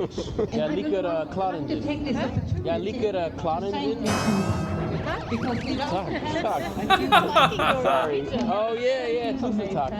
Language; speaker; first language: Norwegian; non-native, learner; English